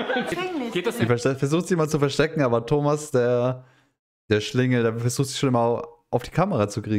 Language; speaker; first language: German; native; German